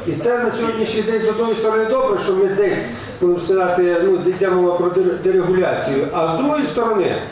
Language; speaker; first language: Ukrainian; native; Ukrainian